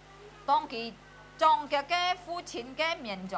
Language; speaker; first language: Chinese; early bilingual, heritage; Hakka Chinese